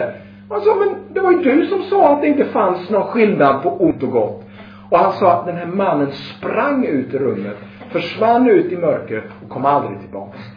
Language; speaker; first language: Swedish; native; Swedish